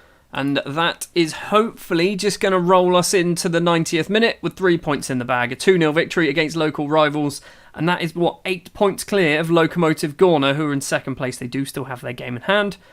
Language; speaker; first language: English; native; English